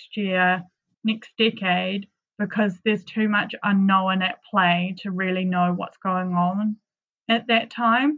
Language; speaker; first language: English; native; English